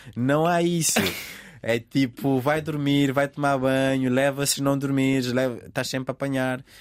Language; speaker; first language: Portuguese; non-native, local second language; Kabuverdianu